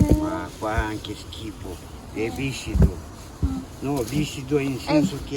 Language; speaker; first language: Italian; non-native, learner; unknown